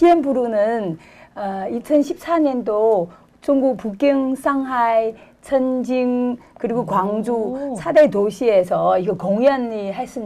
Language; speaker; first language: Korean; non-native, fluent; Chinese